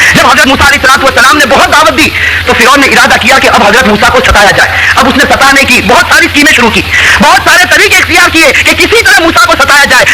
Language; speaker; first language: Urdu; native; Urdu